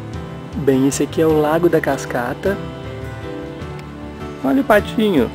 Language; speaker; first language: Portuguese; native; Portuguese